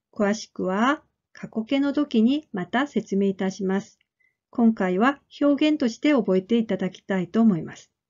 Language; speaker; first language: Japanese; non-native, fluent; Korean